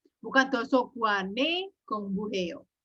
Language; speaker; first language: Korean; non-native, fluent; Indonesian